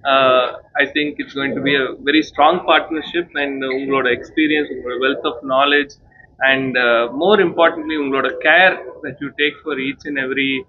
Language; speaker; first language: English; non-native, local second language; Tamil